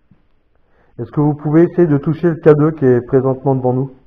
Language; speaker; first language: French; native; French